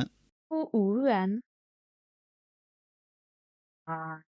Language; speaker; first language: Chinese; non-native, learner; French